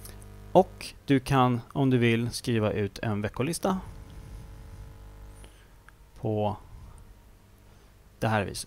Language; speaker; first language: Swedish; native; Swedish